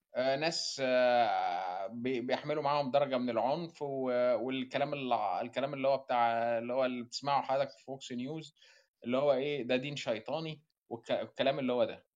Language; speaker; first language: Arabic; native; Arabic